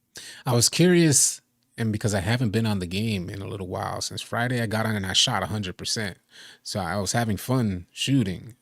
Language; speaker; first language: English; native; English